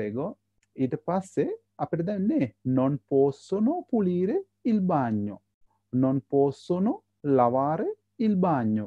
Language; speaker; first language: Italian; non-native, fluent; Sinhala